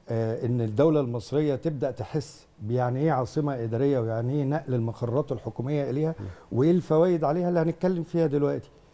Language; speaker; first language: Egyptian Arabic; native; Egyptian Arabic